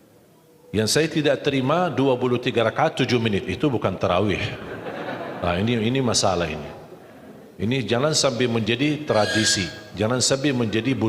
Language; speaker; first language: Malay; non-native, fluent; Arabic